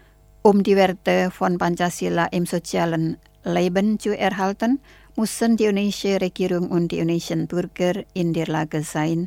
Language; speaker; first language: German; non-native, fluent; Indonesian